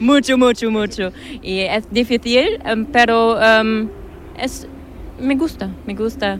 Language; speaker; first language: Spanish; non-native, learner; German